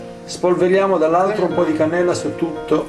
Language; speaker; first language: Italian; native; Italian